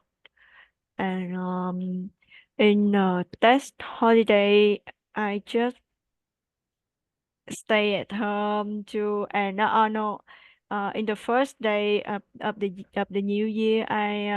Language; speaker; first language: English; non-native, learner; Vietnamese